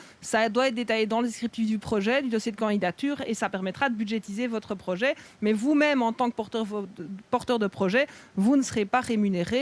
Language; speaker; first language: French; native; French